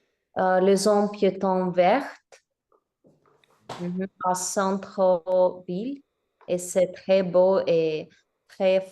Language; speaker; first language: French; non-native, learner; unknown